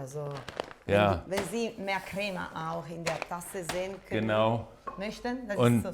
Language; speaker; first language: German; non-native, fluent; Italian